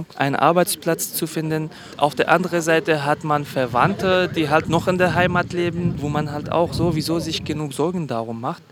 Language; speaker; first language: German; non-native, fluent; Kurdish